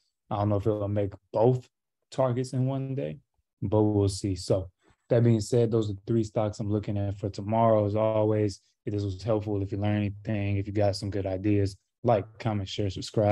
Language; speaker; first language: English; native; English